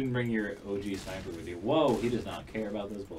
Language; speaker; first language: English; native; English